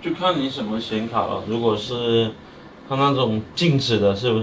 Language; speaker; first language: Chinese; native; Chinese